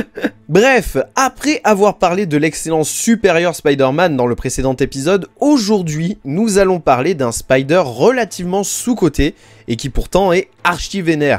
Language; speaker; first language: French; native; French